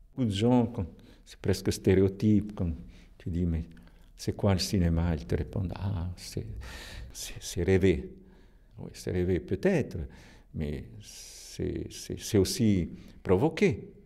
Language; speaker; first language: French; non-native, local second language; Italian